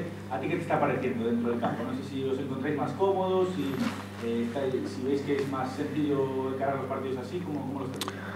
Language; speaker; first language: Spanish; native; Spanish